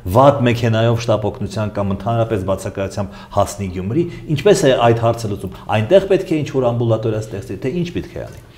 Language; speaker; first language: Armenian; native; Armenian